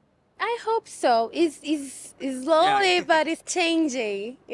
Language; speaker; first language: English; non-native, fluent; Portuguese